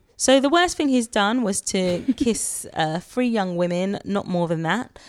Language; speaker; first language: English; native; English